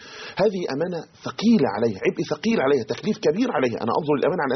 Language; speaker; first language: Arabic; native; Arabic